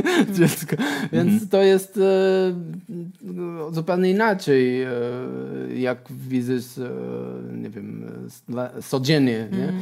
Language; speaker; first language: Polish; non-native, learner; Portuguese